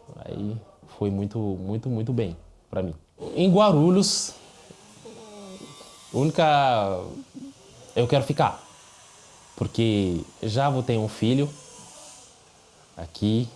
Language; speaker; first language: Portuguese; non-native, fluent; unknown